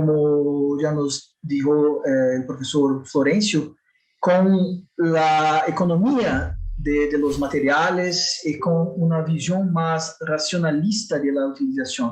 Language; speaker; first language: Spanish; non-native, fluent; Portuguese